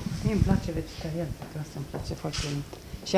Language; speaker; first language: Romanian; non-native, fluent; English